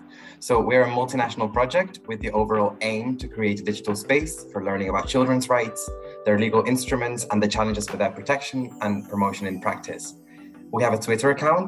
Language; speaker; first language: English; non-native, fluent; Spanish